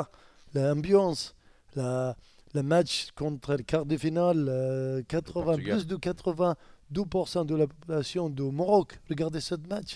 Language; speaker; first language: French; non-native, learner; Arabic